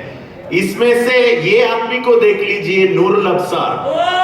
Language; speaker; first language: Hindi; non-native, learner; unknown